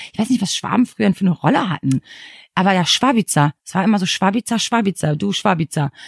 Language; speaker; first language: German; native; German